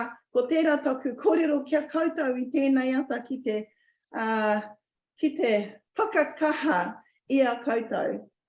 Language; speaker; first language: Māori; non-native, local second language; English